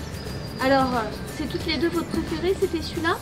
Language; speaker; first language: French; native; French